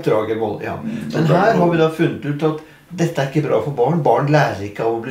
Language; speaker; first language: Norwegian; native; Norwegian